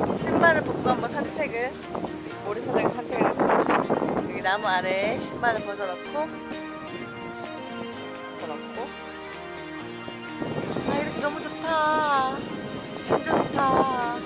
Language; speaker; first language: Korean; native; Korean